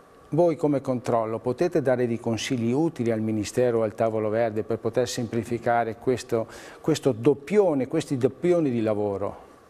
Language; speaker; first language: Italian; native; Italian